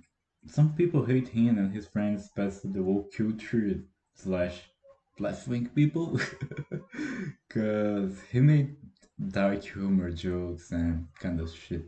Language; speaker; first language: English; non-native, fluent; Portuguese